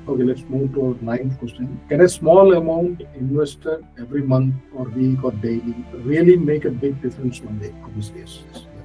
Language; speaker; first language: English; non-native, local second language; Tamil